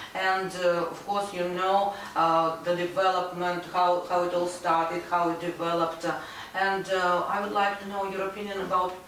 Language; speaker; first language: English; non-native, fluent; Russian